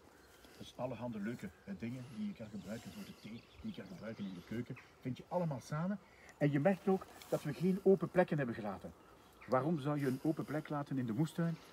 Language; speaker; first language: Dutch; native; Dutch